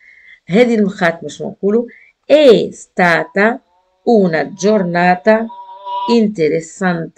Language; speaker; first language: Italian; non-native, fluent; Arabic